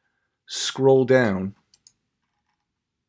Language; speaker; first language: English; native; English